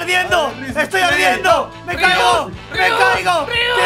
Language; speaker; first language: Spanish; native; Spanish